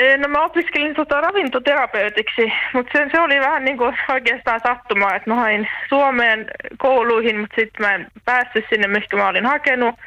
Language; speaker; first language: Finnish; native; Finnish